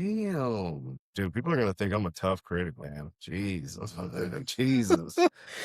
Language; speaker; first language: English; native; English